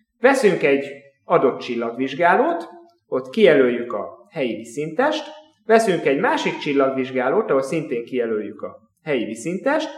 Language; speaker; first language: Hungarian; native; Hungarian